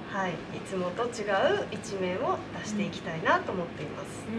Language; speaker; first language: Japanese; native; Japanese